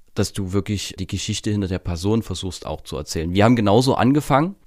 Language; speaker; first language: German; native; German